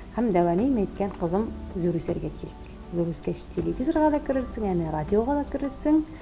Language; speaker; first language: Tatar; native; Tatar